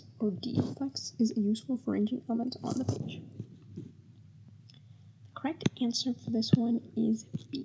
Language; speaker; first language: English; native; English